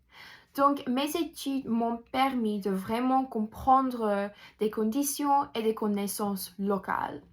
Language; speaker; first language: French; non-native, fluent; English